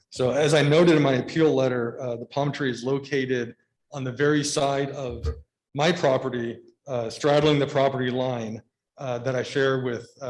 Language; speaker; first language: English; native; English